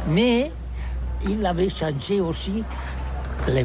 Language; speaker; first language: French; non-native, learner; Catalan